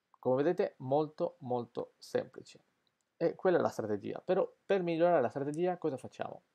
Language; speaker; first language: Italian; non-native, fluent; Spanish